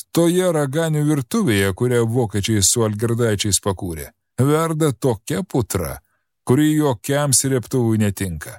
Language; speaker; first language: Lithuanian; native; Lithuanian